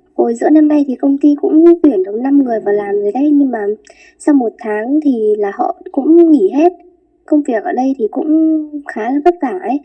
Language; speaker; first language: Vietnamese; native; Vietnamese